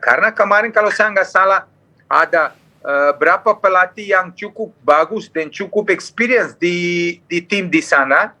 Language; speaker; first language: Indonesian; non-native, fluent; Serbian